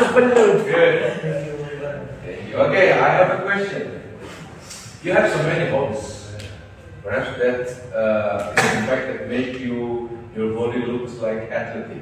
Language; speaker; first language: English; non-native, fluent; Indonesian